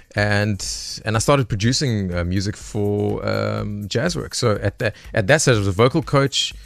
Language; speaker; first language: English; native; English